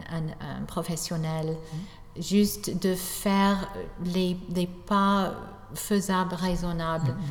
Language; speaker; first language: French; non-native, fluent; English